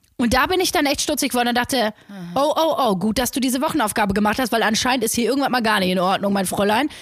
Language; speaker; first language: German; native; German